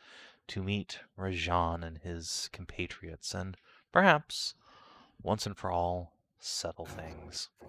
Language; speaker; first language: English; native; English